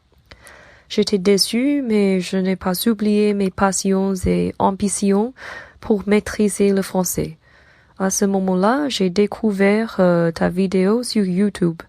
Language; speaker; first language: French; non-native, learner; Chinese